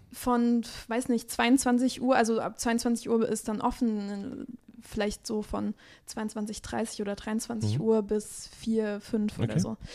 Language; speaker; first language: German; native; German